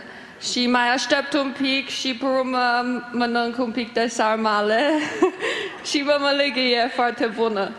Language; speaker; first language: Romanian; early bilingual, heritage; English